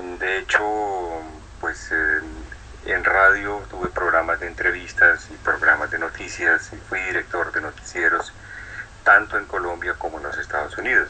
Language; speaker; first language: Spanish; native; Spanish